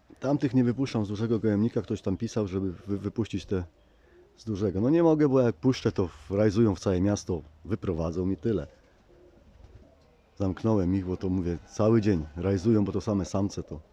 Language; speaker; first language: Polish; native; Polish